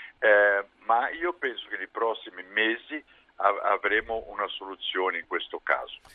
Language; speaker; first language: Italian; non-native, fluent; Portuguese